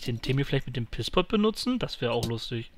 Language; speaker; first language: German; native; German